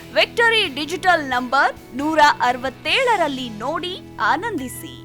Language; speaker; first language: Kannada; native; Kannada